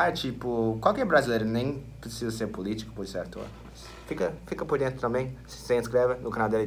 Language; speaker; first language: Portuguese; non-native, fluent; English